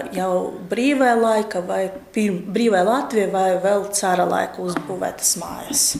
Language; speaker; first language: Latvian; non-native, local second language; Russian